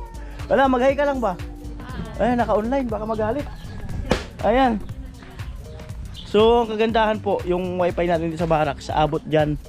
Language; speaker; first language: Filipino; native; Filipino